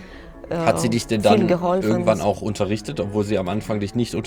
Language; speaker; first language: German; native; German